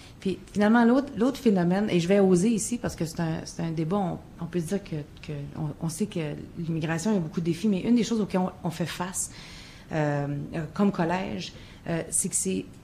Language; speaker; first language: French; native; French